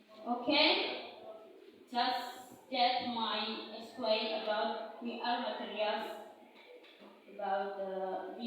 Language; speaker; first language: English; non-native, learner; Indonesian